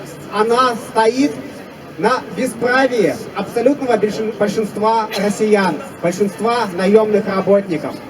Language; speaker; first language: Russian; native; Russian